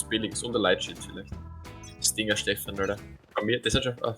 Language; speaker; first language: German; native; German